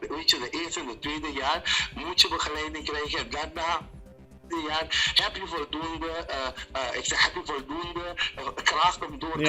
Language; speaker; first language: Dutch; non-native, local second language; Papiamento